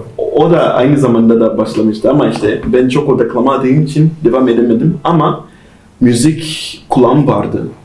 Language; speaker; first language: Turkish; non-native, fluent; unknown